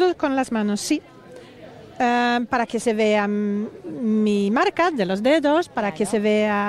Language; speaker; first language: Spanish; non-native, fluent; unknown